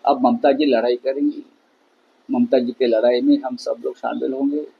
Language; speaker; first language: Hindi; non-native, local second language; Marathi